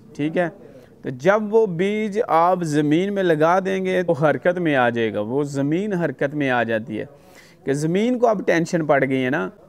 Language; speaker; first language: Urdu; non-native, local second language; Punjabi